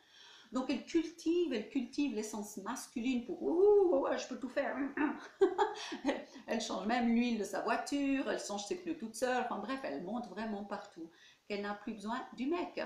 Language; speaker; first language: French; native; French